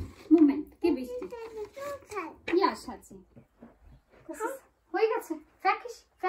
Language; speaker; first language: German; non-native, learner; Bangla